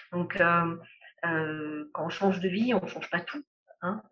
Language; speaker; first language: French; non-native, local second language; Arabic